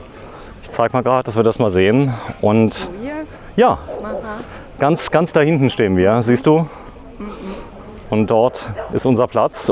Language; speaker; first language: German; native; German